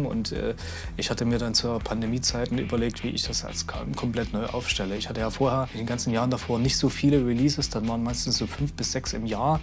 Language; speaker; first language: German; native; German